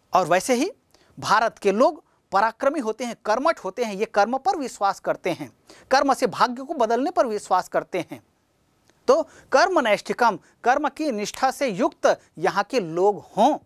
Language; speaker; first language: Hindi; native; Hindi